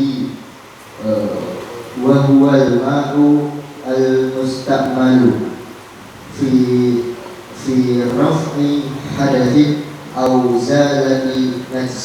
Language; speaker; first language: Arabic; non-native, learner; Indonesian